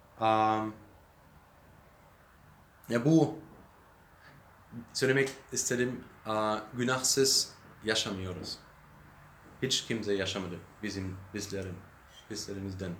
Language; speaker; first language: Turkish; non-native, learner; German